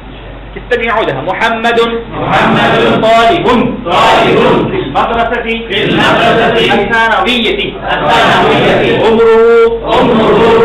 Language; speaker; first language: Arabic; non-native, fluent; Bangla